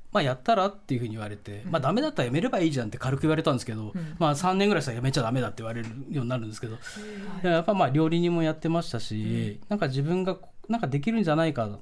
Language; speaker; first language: Japanese; native; Japanese